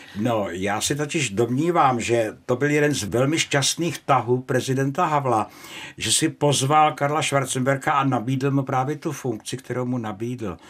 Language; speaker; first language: Czech; native; Czech